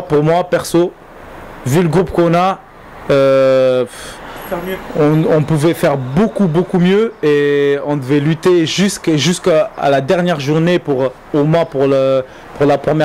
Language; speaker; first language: French; native; French